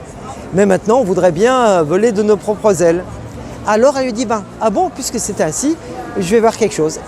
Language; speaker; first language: French; native; French